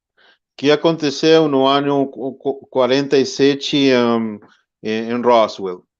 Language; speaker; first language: Portuguese; non-native, fluent; Spanish